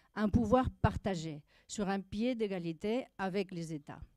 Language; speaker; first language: French; non-native, fluent; Spanish